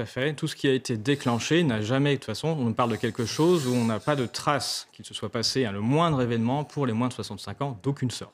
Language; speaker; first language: French; native; French